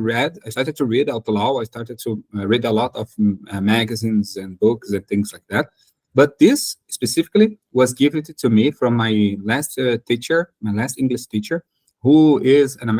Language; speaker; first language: English; non-native, learner; Portuguese